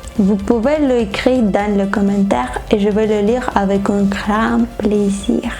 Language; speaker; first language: French; non-native, fluent; Ukrainian